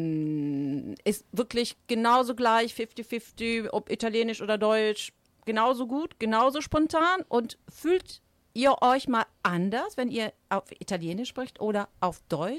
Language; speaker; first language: German; non-native, fluent; Italian